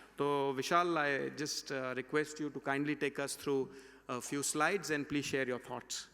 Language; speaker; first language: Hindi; non-native, local second language; Marathi